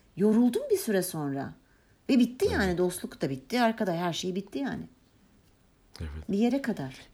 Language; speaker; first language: Turkish; native; Turkish